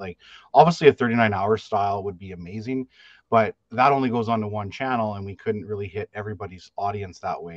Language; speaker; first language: English; native; English